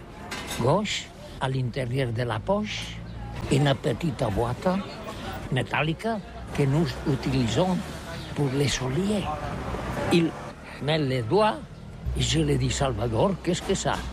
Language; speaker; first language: French; non-native, learner; Catalan